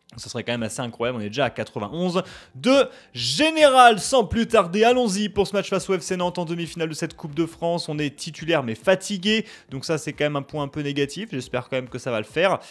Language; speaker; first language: French; native; French